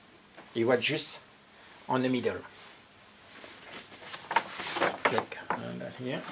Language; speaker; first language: English; non-native, learner; French